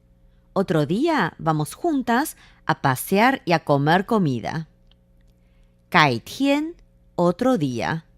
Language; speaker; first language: Spanish; non-native, fluent; Chinese